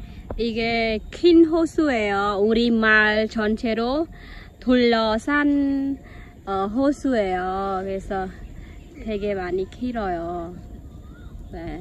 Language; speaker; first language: Korean; non-native, fluent; Khmer